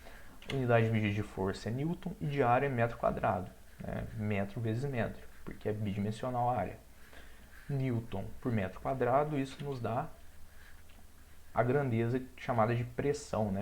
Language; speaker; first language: Portuguese; native; Portuguese